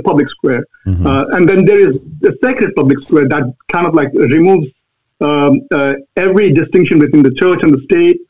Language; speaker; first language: English; non-native, local second language; Malayalam